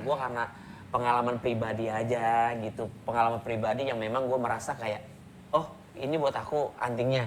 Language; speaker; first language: Indonesian; native; Indonesian